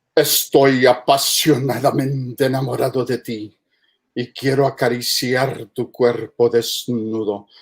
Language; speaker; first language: Spanish; early bilingual, heritage; Spanish